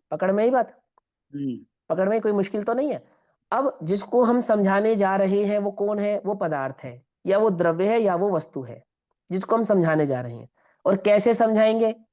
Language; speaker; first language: Hindi; non-native, local second language; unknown